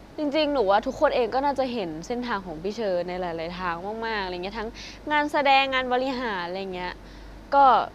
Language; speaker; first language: Thai; native; Thai